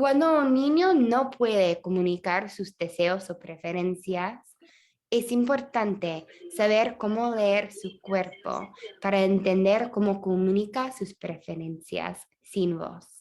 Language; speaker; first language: Spanish; non-native, fluent; English